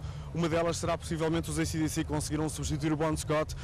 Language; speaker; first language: Portuguese; native; Portuguese